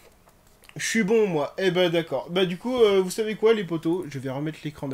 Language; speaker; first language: French; native; French